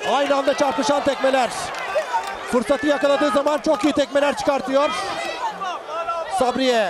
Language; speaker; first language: Turkish; native; Turkish